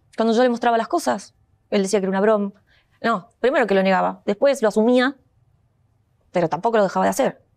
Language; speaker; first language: Spanish; native; Spanish